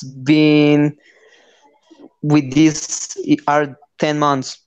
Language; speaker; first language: English; non-native, learner; Spanish